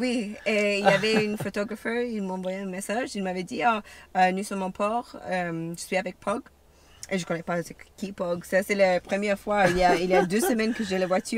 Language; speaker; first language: French; non-native, learner; English